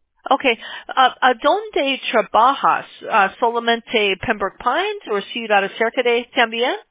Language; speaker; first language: Spanish; non-native, learner; English